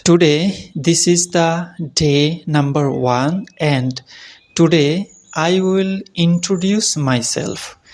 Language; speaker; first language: English; non-native, learner; Bangla